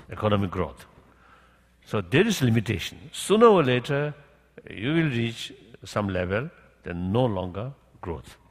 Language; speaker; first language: English; non-native, learner; Tibetan